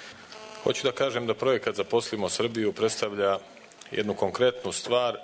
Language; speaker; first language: Serbian; native; Serbian